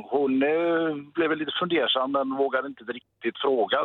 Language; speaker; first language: Swedish; non-native, fluent; Italian